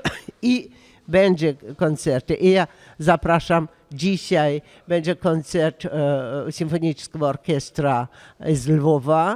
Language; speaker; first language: Polish; non-native, learner; Russian